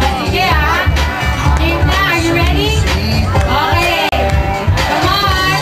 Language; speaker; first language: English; non-native, local second language; Filipino